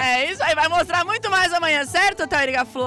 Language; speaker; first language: Portuguese; native; Portuguese